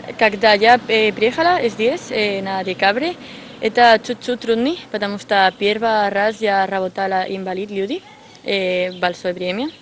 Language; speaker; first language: Russian; non-native, learner; Spanish